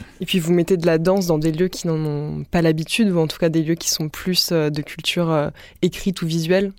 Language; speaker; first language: French; native; French